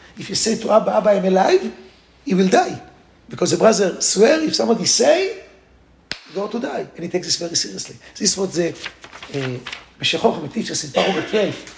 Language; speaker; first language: English; non-native, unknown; Hebrew